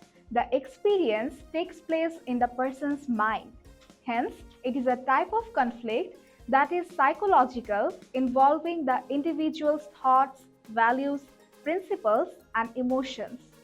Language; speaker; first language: English; non-native, local second language; Bangla